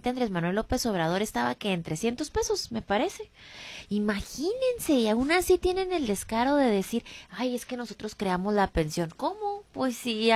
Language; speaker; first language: Spanish; native; Spanish